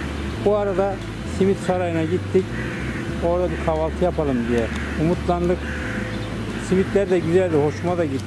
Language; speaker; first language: Turkish; native; Turkish